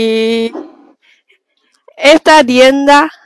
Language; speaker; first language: Spanish; non-native, learner; Chinese